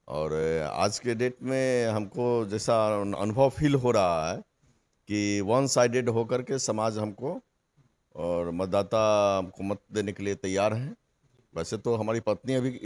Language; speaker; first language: Hindi; native; Hindi